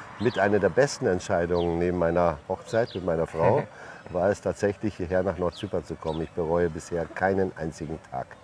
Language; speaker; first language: German; early bilingual, other home language; Turkish